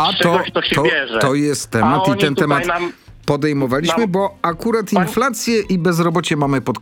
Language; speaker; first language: Polish; native; Polish